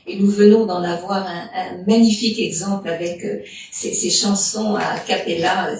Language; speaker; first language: French; native; French